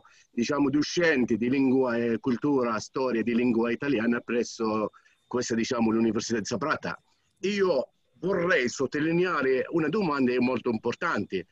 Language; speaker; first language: Italian; non-native, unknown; Arabic